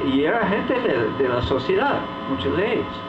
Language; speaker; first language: Spanish; non-native, fluent; English